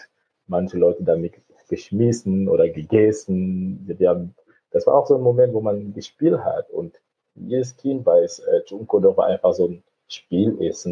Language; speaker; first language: German; non-native, fluent; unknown